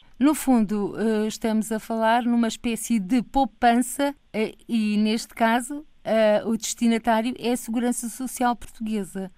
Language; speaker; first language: Portuguese; native; Portuguese